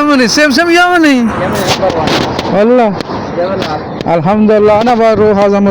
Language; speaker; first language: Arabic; non-native, learner; Urdu